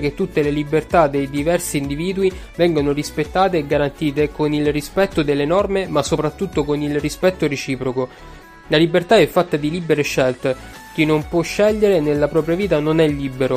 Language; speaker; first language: Italian; native; Italian